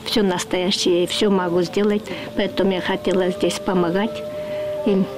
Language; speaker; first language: Russian; non-native, learner; Kyrgyz